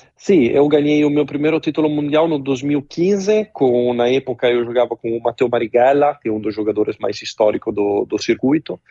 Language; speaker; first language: Portuguese; non-native, fluent; Italian